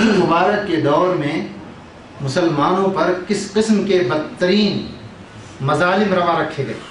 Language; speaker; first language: Urdu; native; Urdu